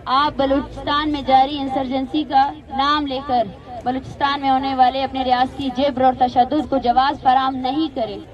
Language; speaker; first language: Urdu; non-native, local second language; Baluchi